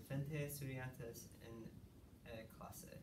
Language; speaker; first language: Spanish; non-native, learner; English